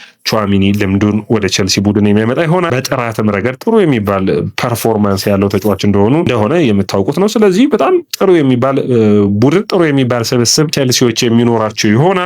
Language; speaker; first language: Amharic; native; Amharic